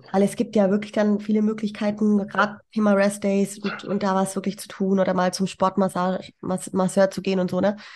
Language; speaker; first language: German; native; German